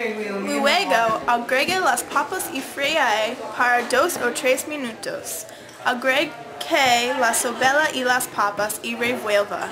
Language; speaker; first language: Spanish; non-native, learner; English